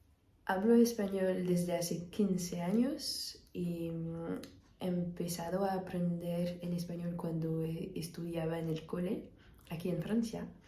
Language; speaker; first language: Spanish; non-native, fluent; French